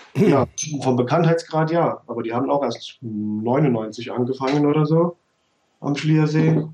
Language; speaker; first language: German; native; German